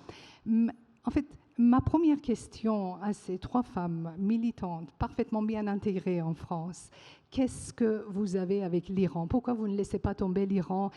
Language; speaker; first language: French; non-native, fluent; Persian